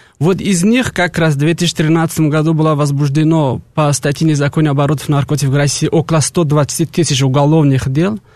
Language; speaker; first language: Russian; non-native, local second language; Tajik